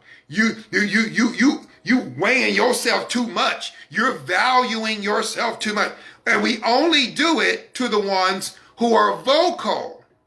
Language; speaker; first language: English; native; English